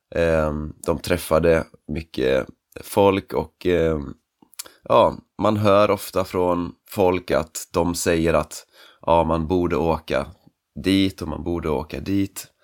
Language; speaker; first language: Swedish; native; Swedish